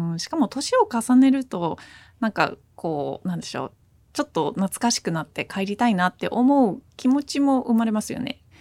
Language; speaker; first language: Japanese; non-native, fluent; English